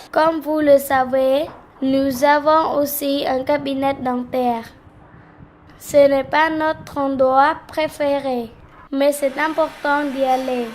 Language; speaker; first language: French; non-native, learner; Khmer